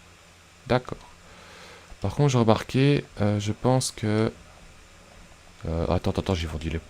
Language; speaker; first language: French; native; French